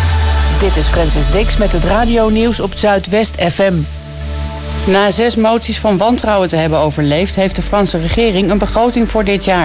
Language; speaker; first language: Dutch; native; Dutch